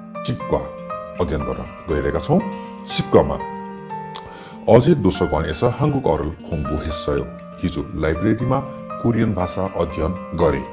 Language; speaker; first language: Korean; non-native, fluent; Nepali